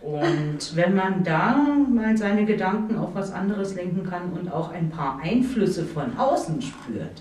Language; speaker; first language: German; native; German